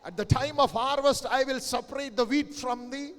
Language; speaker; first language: English; non-native, local second language; Malayalam